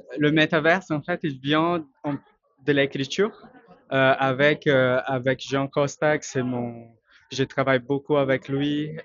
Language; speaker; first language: French; non-native, fluent; Spanish